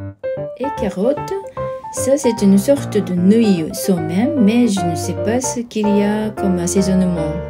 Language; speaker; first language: French; non-native, fluent; Japanese